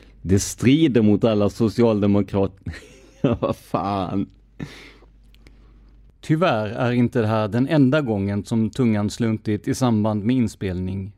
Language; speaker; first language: Swedish; native; Swedish